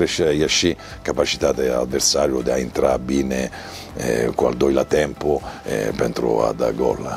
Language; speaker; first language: Romanian; non-native, learner; Italian